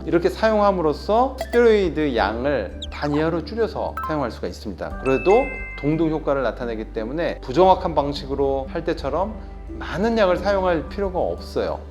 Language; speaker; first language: Korean; native; Korean